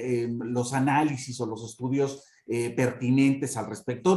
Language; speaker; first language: Spanish; native; Spanish